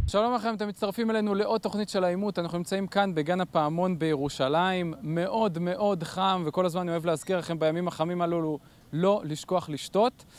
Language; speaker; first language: Hebrew; native; Hebrew